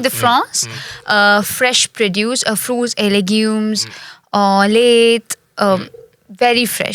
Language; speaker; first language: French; non-native, learner; Tamil